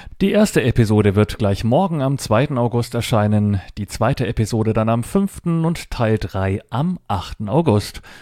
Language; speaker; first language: German; native; German